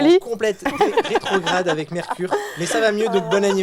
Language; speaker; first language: French; native; French